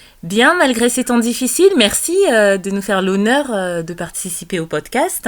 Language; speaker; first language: French; native; French